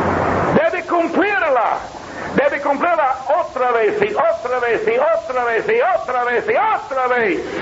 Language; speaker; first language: Spanish; non-native, learner; English